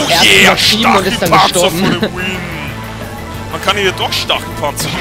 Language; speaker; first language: German; native; German